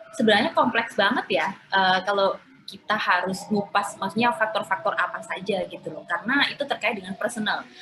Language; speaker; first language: Indonesian; non-native, local second language; Javanese